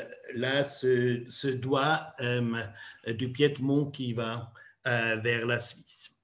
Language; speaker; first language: French; non-native, fluent; German